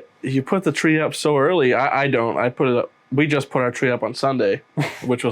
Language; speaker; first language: English; native; English